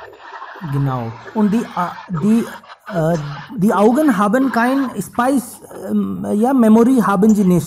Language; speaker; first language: German; non-native, fluent; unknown